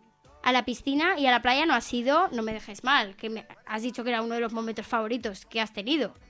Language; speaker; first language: Spanish; native; Spanish